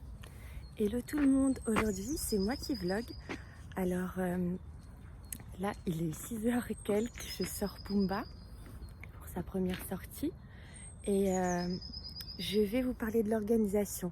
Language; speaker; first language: French; native; French